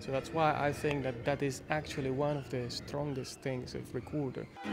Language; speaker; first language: English; non-native, fluent; Spanish